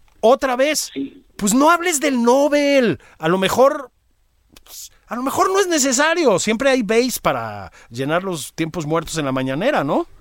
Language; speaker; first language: Spanish; native; Spanish